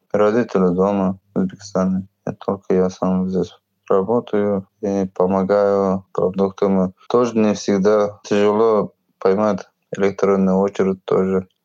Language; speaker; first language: Russian; non-native, learner; Uzbek